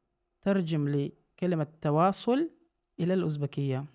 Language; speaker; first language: Arabic; non-native, fluent; Uzbek